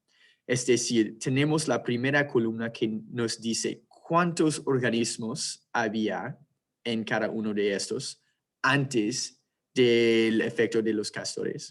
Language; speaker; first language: Spanish; non-native, fluent; English